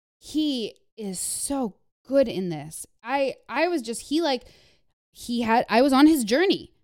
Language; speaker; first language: English; non-native, fluent; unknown